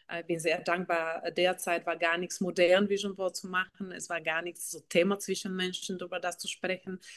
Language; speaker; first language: German; non-native, fluent; Bulgarian